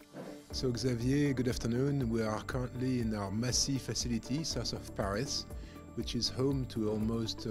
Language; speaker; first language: English; non-native, fluent; French